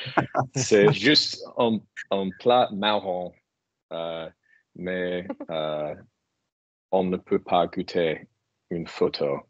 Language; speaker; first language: French; non-native, fluent; English